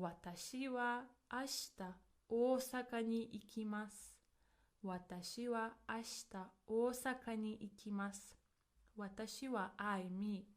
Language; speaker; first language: Japanese; non-native, fluent; English